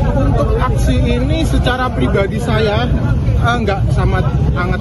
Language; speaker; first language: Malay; non-native, local second language; Javanese